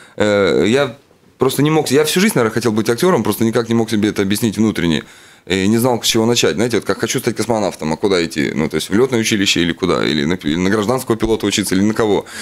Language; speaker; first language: Russian; native; Russian